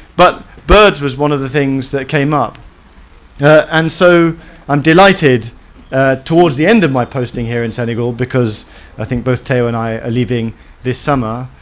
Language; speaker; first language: English; native; English